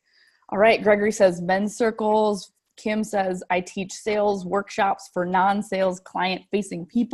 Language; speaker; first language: English; native; English